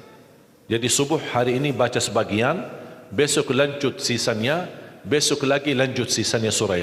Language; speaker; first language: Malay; non-native, fluent; Arabic